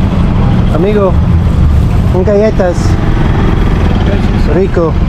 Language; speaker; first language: Spanish; non-native, learner; English